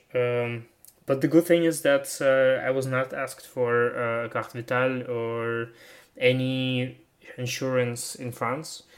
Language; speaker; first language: English; non-native, fluent; Russian